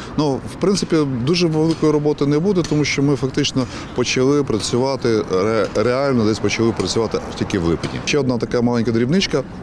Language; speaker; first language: Ukrainian; native; Ukrainian